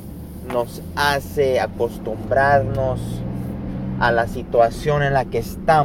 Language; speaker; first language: Spanish; early bilingual, heritage; Spanish